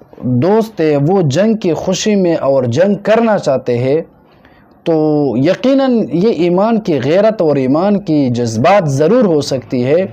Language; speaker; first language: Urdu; non-native, local second language; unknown